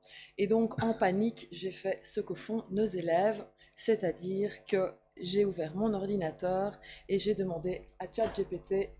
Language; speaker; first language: French; native; French